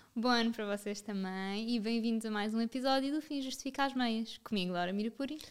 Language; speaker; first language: Portuguese; native; Portuguese